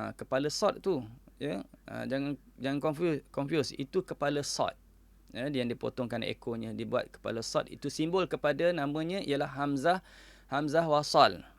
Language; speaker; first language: Malay; native; Malay